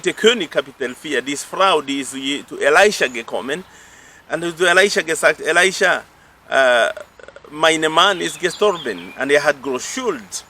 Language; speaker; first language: German; non-native, fluent; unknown